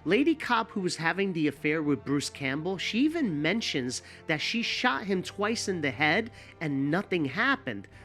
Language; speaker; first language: English; native; English